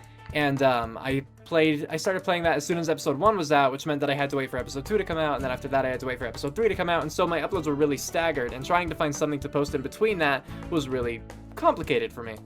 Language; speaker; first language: English; native; English